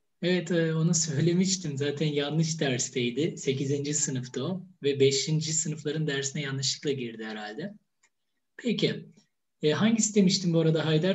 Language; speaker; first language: Turkish; native; Turkish